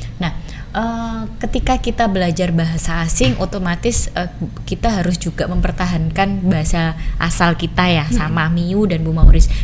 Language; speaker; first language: Indonesian; native; Indonesian